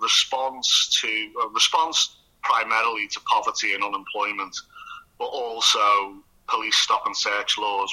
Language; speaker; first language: English; native; English